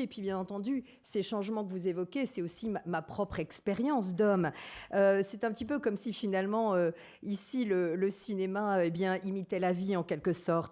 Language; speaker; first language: French; native; French